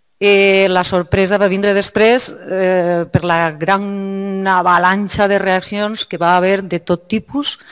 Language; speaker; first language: Catalan; native; Catalan